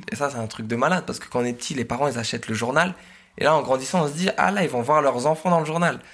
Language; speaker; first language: French; native; French